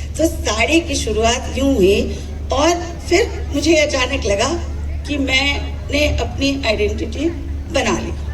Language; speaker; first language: Hindi; non-native, local second language; Odia